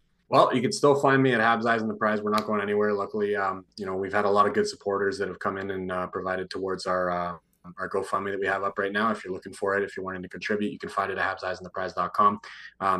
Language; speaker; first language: English; native; English